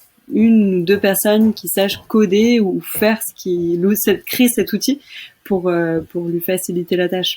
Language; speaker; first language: French; native; French